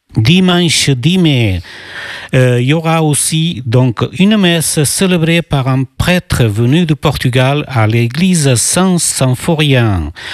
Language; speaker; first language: French; early bilingual, other home language; Portuguese